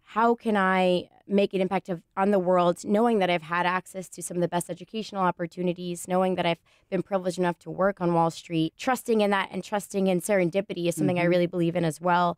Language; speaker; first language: English; native; English